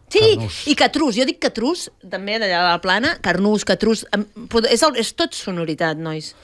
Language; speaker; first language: Catalan; native; Catalan